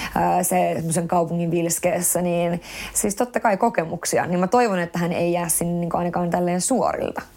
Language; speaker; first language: Finnish; early bilingual, heritage; Finnish